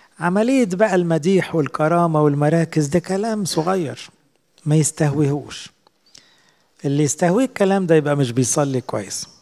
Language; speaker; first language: Arabic; native; Arabic